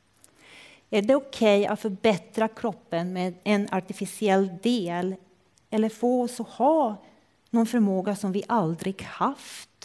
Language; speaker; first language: Swedish; non-native, fluent; Croatian